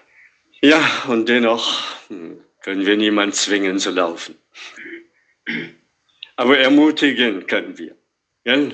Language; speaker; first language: German; non-native, fluent; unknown